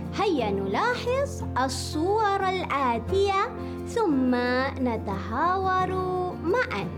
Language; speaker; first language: Arabic; non-native, fluent; Malay